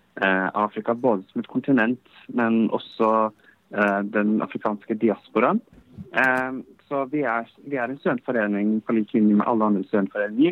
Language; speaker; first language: Norwegian; early bilingual, other home language; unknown